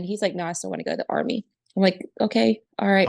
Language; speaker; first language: English; native; English